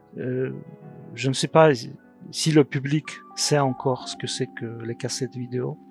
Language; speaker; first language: French; non-native, fluent; Russian